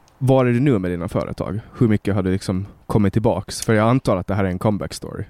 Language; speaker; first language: Swedish; native; Swedish